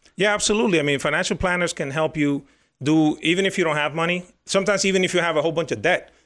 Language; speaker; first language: English; early bilingual, other home language; Spanish